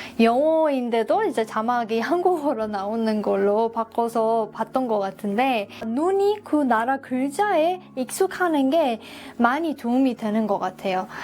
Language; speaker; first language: Korean; non-native, fluent; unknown